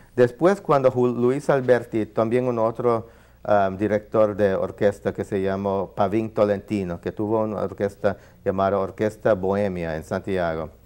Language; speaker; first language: Spanish; non-native, fluent; English